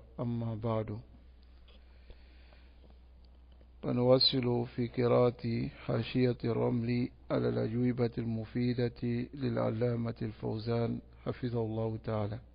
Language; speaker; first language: Arabic; non-native, fluent; French